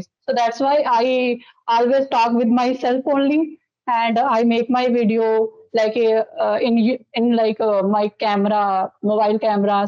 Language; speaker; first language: English; non-native, local second language; Dogri